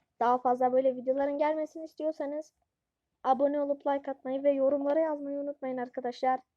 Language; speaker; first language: Turkish; native; Turkish